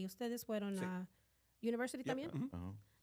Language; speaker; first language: Spanish; native; Spanish